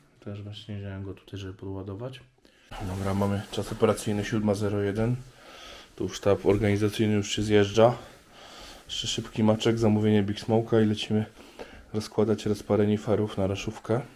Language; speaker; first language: Polish; native; Polish